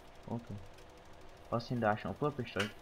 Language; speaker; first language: German; native; German